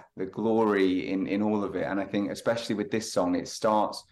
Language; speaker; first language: English; native; English